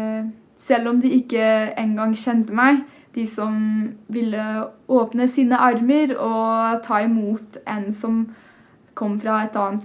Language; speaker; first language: Norwegian; non-native, fluent; English